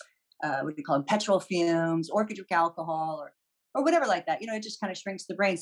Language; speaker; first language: English; native; English